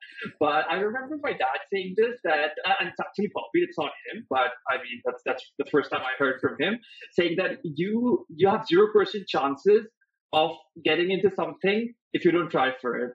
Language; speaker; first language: English; non-native, local second language; Hindi